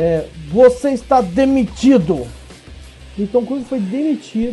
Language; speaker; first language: Portuguese; native; Portuguese